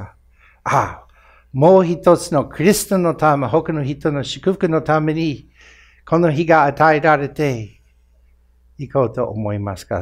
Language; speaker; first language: Japanese; non-native, fluent; English